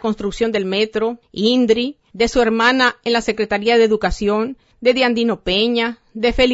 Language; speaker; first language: Spanish; native; Spanish